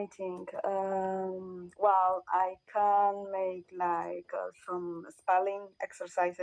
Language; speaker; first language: English; non-native, learner; Spanish